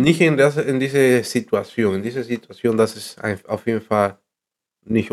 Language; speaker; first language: German; non-native, learner; Spanish